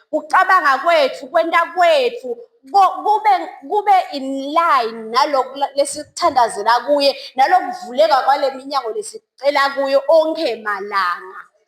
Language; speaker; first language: Zulu; non-native, local second language; Swati